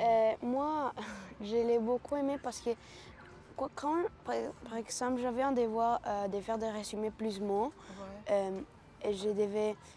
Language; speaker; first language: French; early bilingual, other home language; Spanish